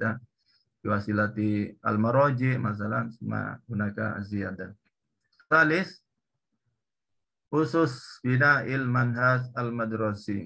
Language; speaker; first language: Arabic; non-native, learner; Indonesian